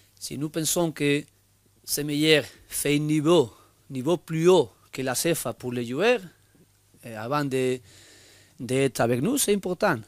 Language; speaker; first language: French; non-native, learner; Spanish